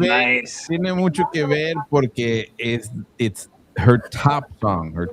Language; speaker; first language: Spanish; early bilingual, heritage; Spanish